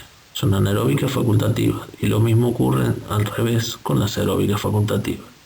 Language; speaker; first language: Spanish; native; Spanish